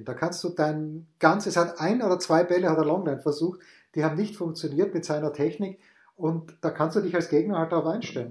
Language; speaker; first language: German; native; German